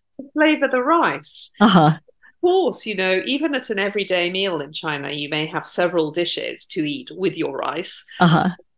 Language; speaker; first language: English; native; English